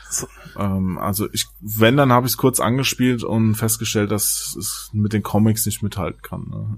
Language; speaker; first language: German; native; German